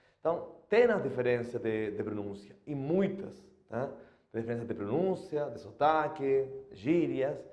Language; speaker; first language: Portuguese; non-native, fluent; Spanish